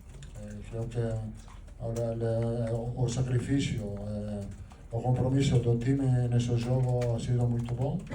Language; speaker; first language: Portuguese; non-native, learner; Italian